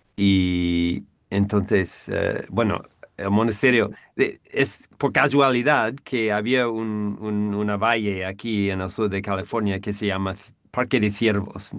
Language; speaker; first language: Spanish; non-native, fluent; English